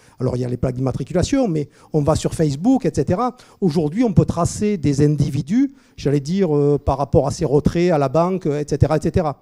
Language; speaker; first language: French; native; French